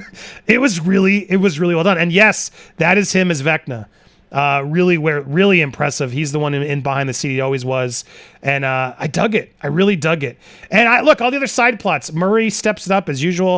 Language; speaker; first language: English; native; English